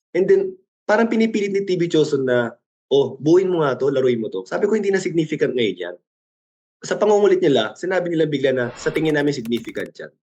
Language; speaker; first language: Filipino; early bilingual, other home language; Korean